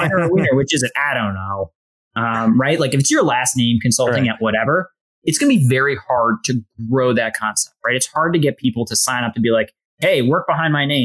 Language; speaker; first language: English; native; English